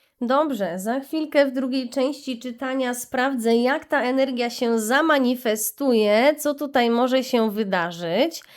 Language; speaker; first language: Polish; native; Polish